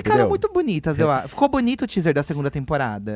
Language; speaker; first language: Portuguese; native; Portuguese